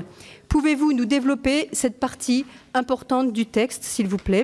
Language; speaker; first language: French; native; French